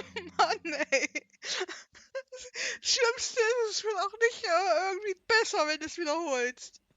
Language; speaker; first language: German; native; German